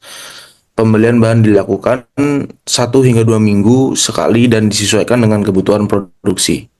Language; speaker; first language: Indonesian; native; Indonesian